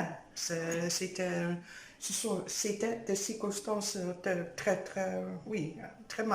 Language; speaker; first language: French; non-native, fluent; Dutch